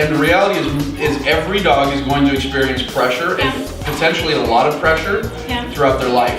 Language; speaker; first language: English; native; English